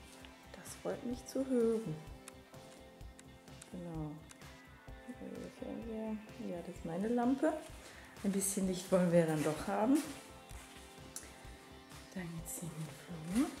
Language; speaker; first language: German; native; German